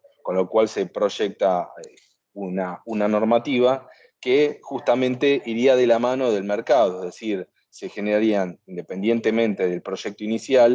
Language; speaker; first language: Spanish; native; Spanish